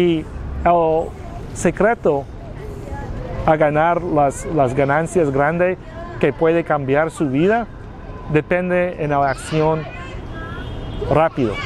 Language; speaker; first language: Spanish; non-native, learner; Vietnamese